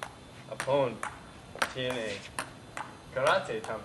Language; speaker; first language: Spanish; non-native, learner; English